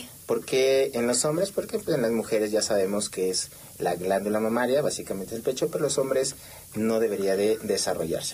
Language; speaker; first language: Spanish; native; Spanish